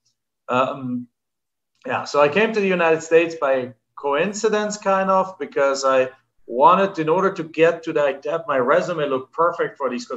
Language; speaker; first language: English; non-native, fluent; German